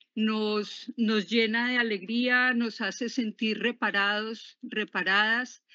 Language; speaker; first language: Spanish; native; Spanish